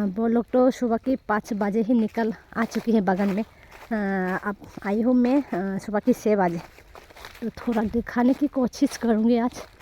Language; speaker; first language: Hindi; non-native, local second language; Kok Borok